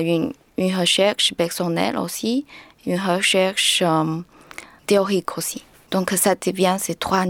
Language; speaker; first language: French; non-native, learner; Chinese